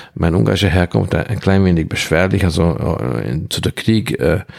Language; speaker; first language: German; non-native, fluent; Hungarian